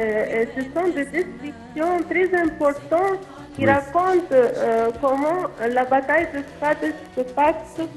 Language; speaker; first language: French; non-native, local second language; Arabic